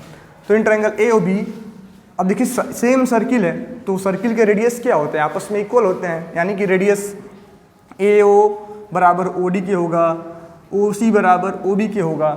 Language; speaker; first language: Hindi; native; Hindi